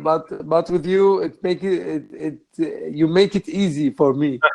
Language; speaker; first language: English; non-native, learner; Arabic